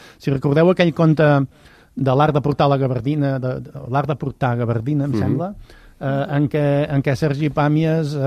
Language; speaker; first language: Catalan; native; Catalan